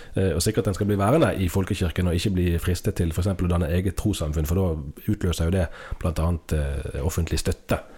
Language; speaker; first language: Norwegian; native; Norwegian